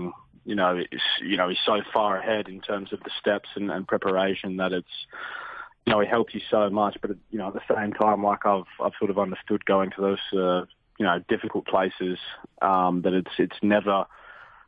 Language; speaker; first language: English; native; English